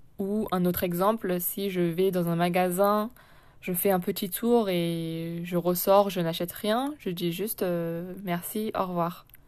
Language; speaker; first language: French; native; French